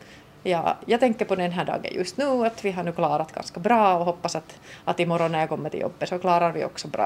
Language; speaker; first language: Swedish; non-native, local second language; Finnish